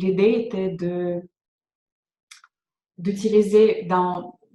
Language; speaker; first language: French; non-native, fluent; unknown